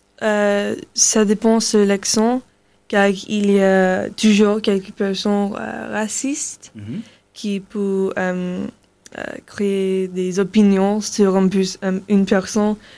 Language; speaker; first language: French; non-native, learner; English